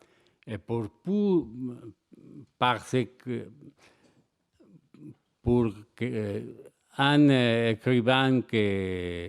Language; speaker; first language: French; non-native, learner; Spanish